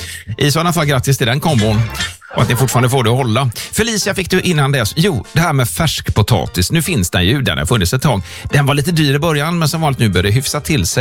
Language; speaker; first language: Swedish; native; Swedish